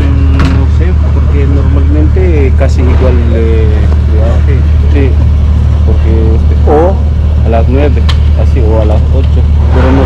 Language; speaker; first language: Spanish; non-native, learner; Filipino